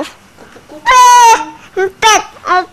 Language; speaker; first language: Indonesian; native; Indonesian